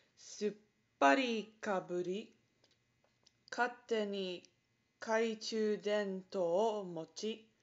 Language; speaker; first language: Japanese; non-native, learner; English